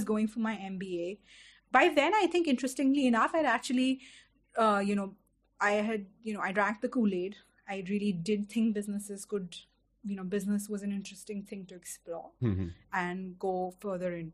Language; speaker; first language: English; non-native, local second language; Hindi